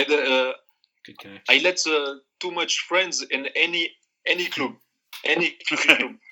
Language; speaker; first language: English; non-native, learner; Arabic